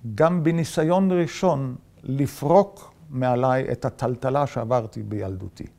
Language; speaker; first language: Hebrew; early bilingual, other home language; Yiddish